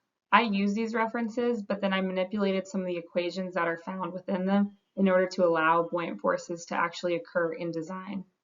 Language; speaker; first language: English; native; English